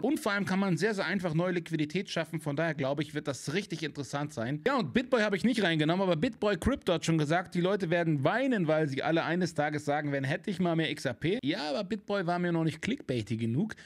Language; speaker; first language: German; native; German